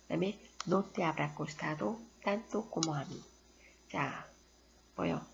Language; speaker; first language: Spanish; non-native, fluent; Korean